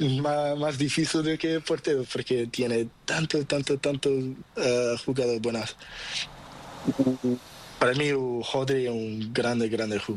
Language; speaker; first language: Spanish; non-native, learner; Portuguese